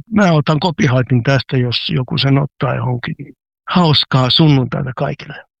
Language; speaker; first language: Finnish; native; Finnish